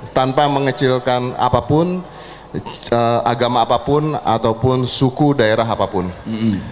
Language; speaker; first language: Indonesian; native; Indonesian